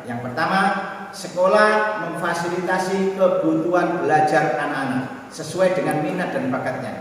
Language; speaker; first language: Indonesian; native; Indonesian